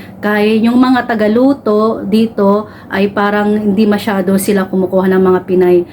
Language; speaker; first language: Filipino; native; Filipino